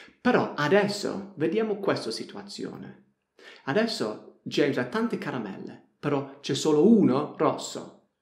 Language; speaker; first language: Italian; non-native, fluent; English